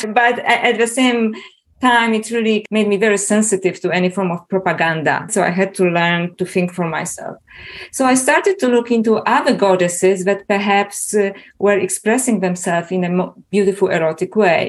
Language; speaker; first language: English; non-native, fluent; Polish